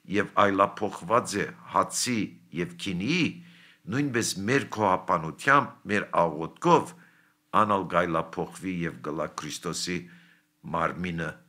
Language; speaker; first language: Armenian; early bilingual, heritage; Armenian